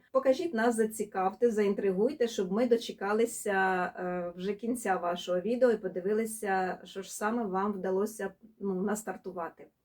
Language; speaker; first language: Ukrainian; non-native, local second language; Russian